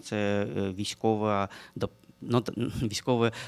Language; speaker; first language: Ukrainian; non-native, local second language; Russian